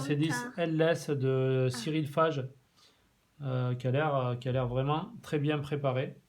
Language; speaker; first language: French; native; French